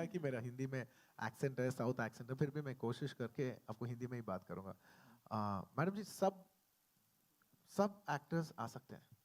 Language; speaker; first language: Hindi; non-native, local second language; Telugu